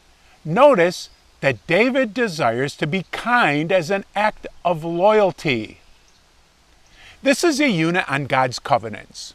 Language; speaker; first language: English; native; English